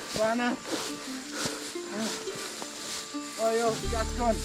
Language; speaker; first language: Indonesian; non-native, learner; English